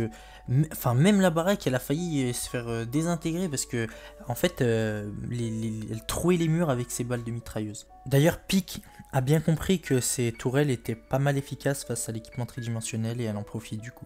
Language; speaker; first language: French; native; French